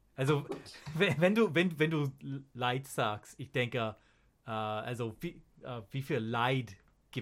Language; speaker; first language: German; non-native, learner; English